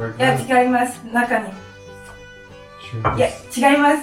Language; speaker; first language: Japanese; non-native, fluent; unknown